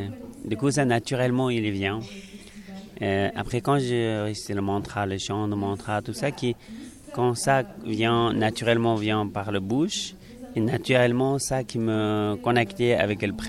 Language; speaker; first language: French; non-native, learner; Tibetan